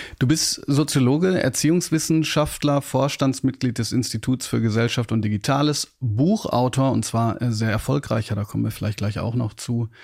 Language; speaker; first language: German; native; German